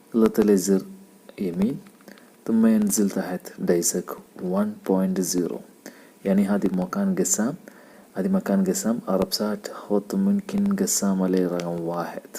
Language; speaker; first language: Arabic; non-native, learner; Malayalam